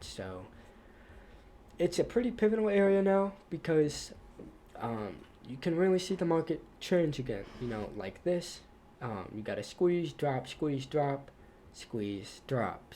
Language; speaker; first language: English; native; English